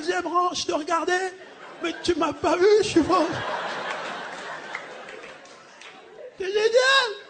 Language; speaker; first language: French; early bilingual, other home language; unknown